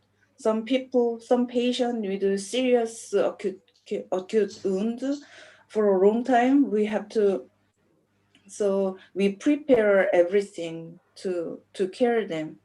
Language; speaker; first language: English; non-native, learner; Korean